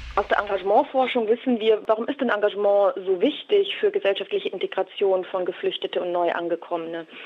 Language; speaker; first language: German; native; German